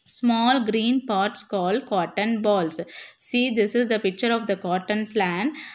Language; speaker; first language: English; non-native, local second language; Tamil